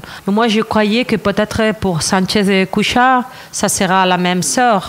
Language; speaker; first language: French; non-native, fluent; Catalan